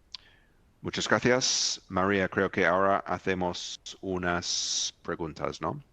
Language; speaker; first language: Spanish; non-native, fluent; English